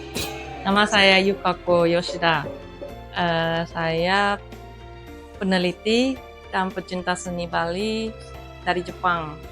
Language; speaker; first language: Indonesian; non-native, fluent; Japanese